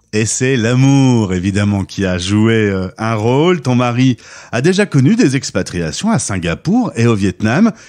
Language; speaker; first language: French; native; French